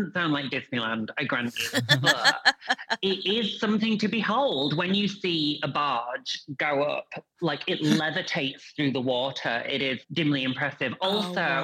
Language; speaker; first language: English; native; English